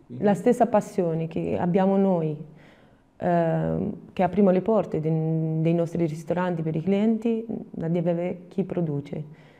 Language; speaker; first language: Italian; non-native, fluent; Romanian